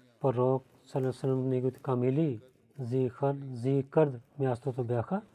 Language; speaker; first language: Bulgarian; non-native, fluent; Urdu